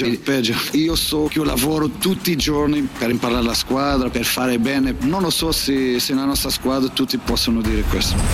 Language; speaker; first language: Italian; non-native, fluent; Portuguese